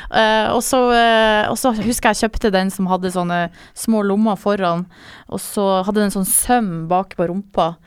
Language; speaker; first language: Norwegian; native; Norwegian